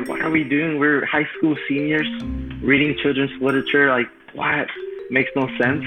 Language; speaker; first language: English; non-native, fluent; Spanish